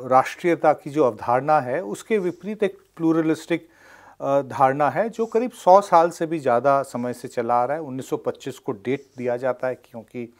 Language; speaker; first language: Hindi; non-native, local second language; Bangla